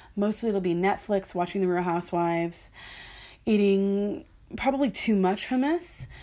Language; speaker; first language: English; native; English